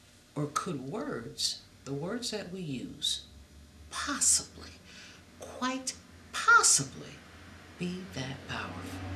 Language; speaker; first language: English; native; English